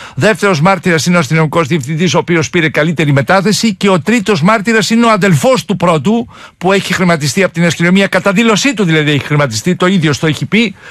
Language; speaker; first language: Greek; native; Greek